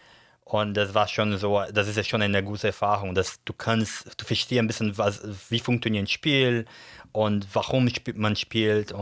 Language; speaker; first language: German; non-native, fluent; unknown